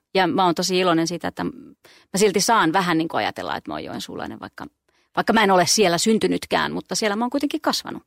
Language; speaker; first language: Finnish; native; Finnish